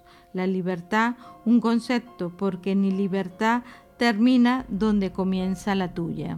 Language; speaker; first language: Spanish; native; Spanish